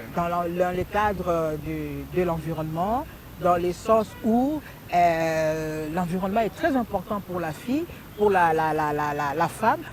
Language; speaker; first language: French; non-native, local second language; Lingala